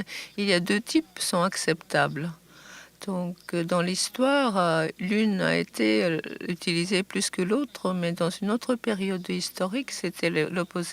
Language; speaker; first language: French; non-native, fluent; Japanese